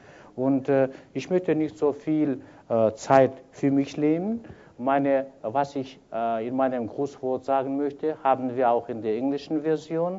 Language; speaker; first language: German; non-native, fluent; Kyrgyz